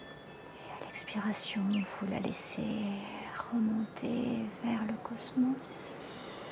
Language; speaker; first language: French; native; French